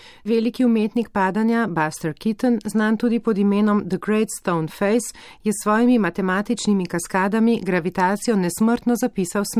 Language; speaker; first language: Slovenian; native; Slovenian